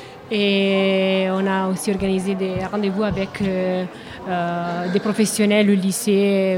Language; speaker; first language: French; non-native, learner; Italian